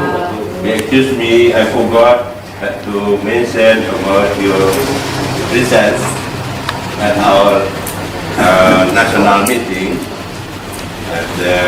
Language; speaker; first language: English; non-native, fluent; Indonesian